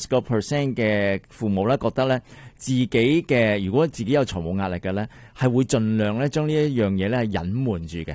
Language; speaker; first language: Cantonese; native; Cantonese